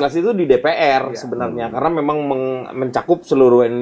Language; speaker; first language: Indonesian; native; Indonesian